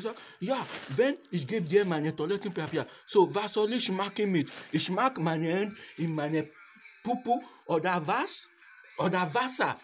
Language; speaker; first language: German; non-native, learner; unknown